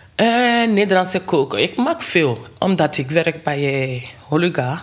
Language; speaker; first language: Dutch; non-native, learner; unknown